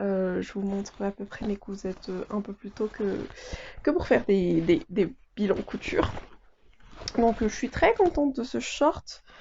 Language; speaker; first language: French; native; French